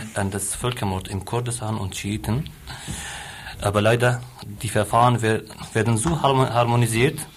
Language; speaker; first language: German; non-native, fluent; Arabic